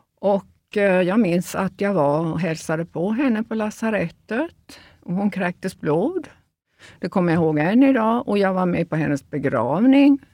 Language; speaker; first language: Swedish; early bilingual, other home language; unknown